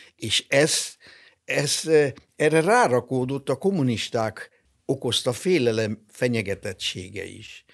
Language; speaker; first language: Hungarian; non-native, local second language; German